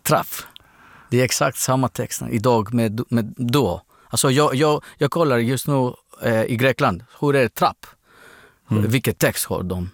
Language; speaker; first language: Swedish; non-native, learner; Greek